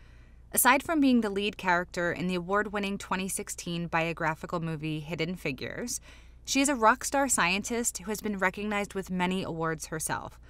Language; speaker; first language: English; native; English